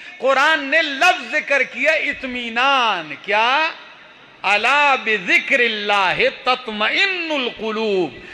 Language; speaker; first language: Urdu; non-native, local second language; Punjabi